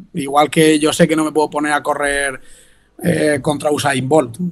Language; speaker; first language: Spanish; native; Spanish